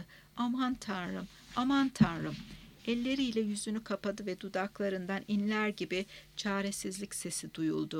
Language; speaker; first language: Turkish; native; Turkish